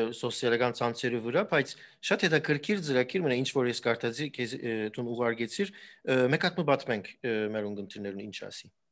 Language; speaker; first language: Armenian; early bilingual, heritage; Armenian